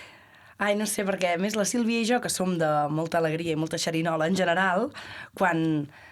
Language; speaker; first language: Catalan; native; Catalan